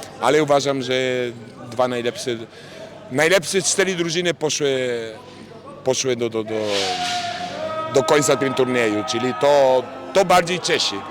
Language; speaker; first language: Polish; non-native, fluent; Italian